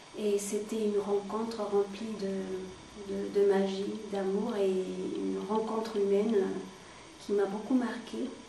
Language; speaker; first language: French; non-native, fluent; Spanish